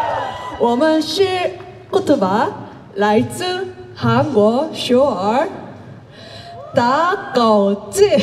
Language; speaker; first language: Chinese; non-native, learner; Korean